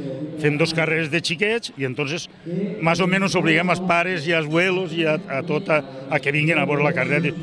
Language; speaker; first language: Catalan; native; Catalan